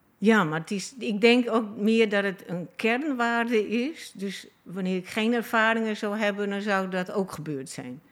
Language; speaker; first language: Dutch; native; Dutch